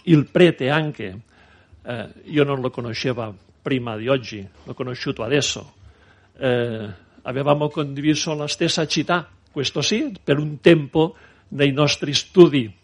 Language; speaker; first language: Italian; non-native, fluent; Catalan